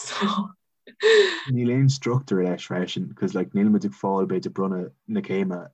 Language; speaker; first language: Irish; non-native, local second language; English